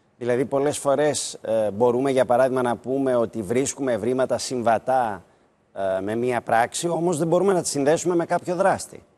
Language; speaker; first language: Greek; native; Greek